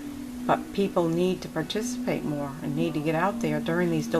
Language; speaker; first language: English; native; English